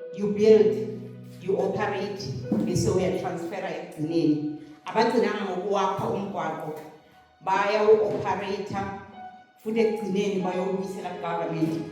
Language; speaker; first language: Zulu; native; Zulu